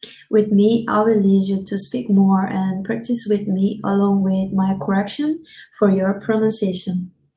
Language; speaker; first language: English; non-native, fluent; Korean